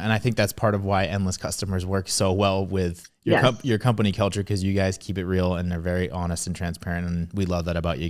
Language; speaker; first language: English; native; English